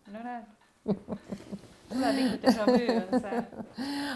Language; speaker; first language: Russian; non-native, learner; Estonian